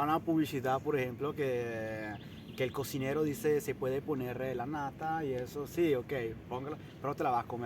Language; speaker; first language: Spanish; early bilingual, heritage; Italian